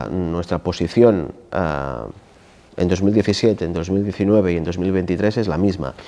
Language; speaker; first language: Spanish; non-native, local second language; Catalan